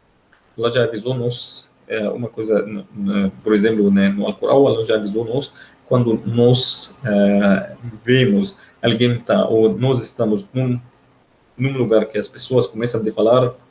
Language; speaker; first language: Portuguese; non-native, learner; Arabic